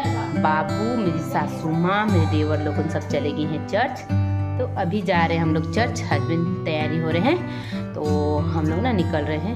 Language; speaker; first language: Hindi; native; Hindi